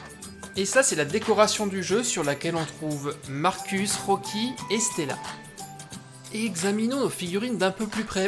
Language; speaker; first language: French; native; French